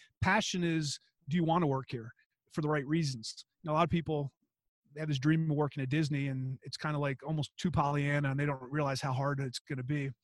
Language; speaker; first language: English; native; English